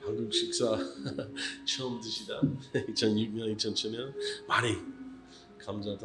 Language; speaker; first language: Korean; non-native, learner; English